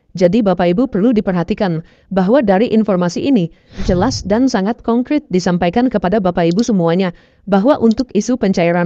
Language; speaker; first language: Indonesian; native; Indonesian